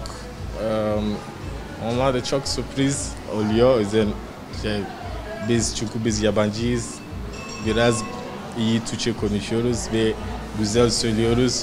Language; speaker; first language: Turkish; non-native, learner; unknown